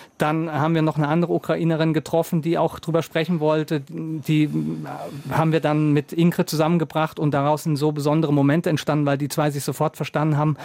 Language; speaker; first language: German; native; German